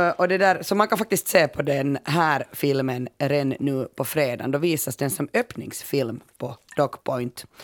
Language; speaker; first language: Swedish; native; Swedish